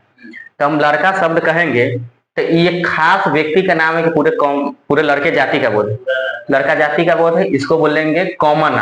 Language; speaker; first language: Hindi; non-native, local second language; Bhojpuri